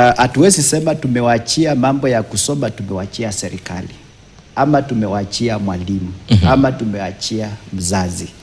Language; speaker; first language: Swahili; non-native, local second language; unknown